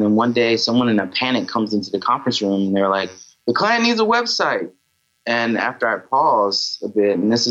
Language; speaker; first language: English; native; English